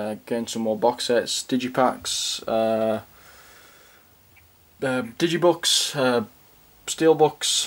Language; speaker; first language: English; native; English